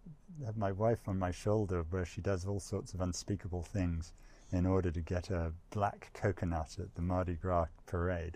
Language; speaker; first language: English; native; English